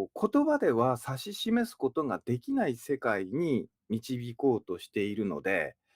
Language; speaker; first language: Japanese; native; Japanese